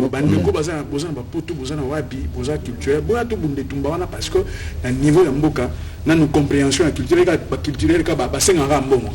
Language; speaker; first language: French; non-native, local second language; Lingala